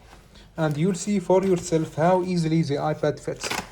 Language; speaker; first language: English; non-native, fluent; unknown